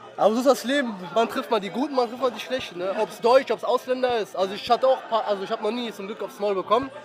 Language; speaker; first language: German; early bilingual, heritage; Arabic